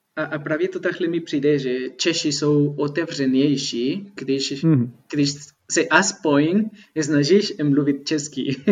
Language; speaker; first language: Czech; non-native, fluent; Spanish